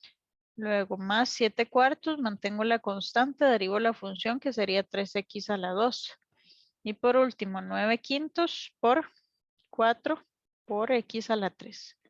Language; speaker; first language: Spanish; native; Spanish